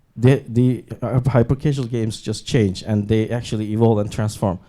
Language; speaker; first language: English; non-native, fluent; Turkish